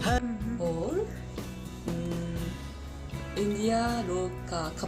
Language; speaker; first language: Hindi; non-native, learner; Japanese